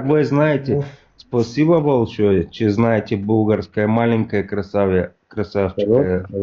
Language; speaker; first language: Russian; non-native, learner; Bulgarian